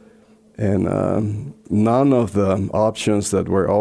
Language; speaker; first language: English; non-native, fluent; Spanish